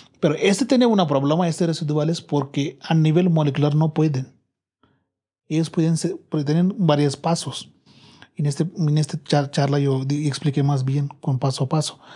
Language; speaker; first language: Spanish; non-native, learner; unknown